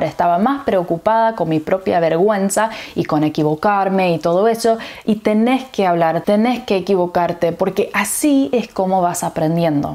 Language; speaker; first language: Spanish; early bilingual, heritage; English